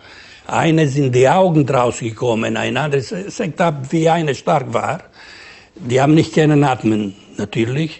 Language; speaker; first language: German; non-native, learner; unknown